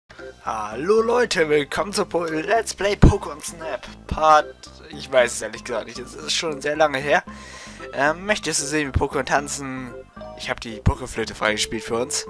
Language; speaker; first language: German; native; German